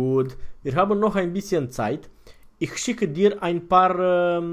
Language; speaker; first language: German; non-native, fluent; Romanian